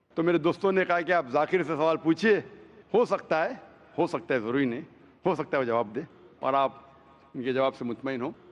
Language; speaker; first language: Hindi; non-native, local second language; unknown